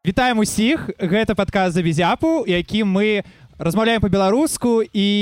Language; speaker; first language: Belarusian; non-native, local second language; Russian